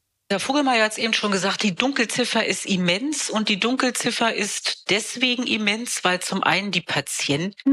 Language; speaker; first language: German; native; German